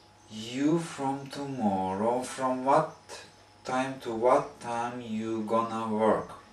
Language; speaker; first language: English; non-native, fluent; Turkish